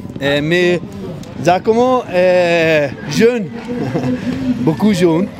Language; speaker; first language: French; non-native, learner; Italian